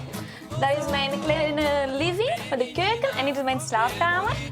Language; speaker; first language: Dutch; non-native, learner; Romanian